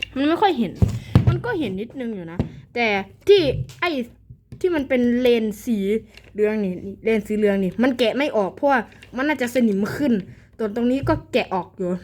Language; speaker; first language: Thai; native; Thai